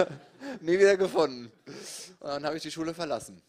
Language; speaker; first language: German; native; German